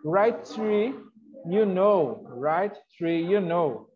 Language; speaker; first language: English; non-native, fluent; Portuguese